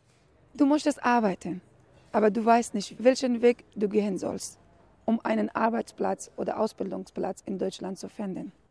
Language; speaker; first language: German; non-native, fluent; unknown